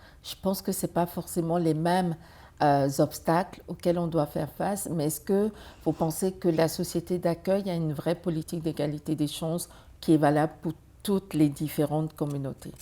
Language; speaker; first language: French; native; French